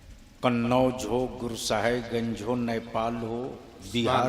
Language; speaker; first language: Hindi; native; Hindi